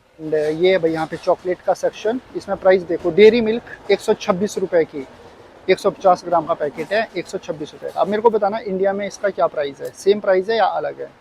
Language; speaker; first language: Hindi; native; Hindi